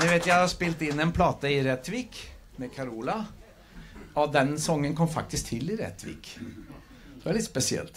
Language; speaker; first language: Swedish; native; Swedish